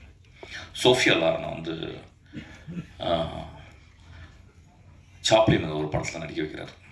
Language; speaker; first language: Tamil; native; Tamil